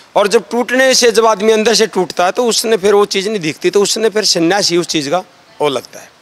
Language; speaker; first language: Hindi; native; Hindi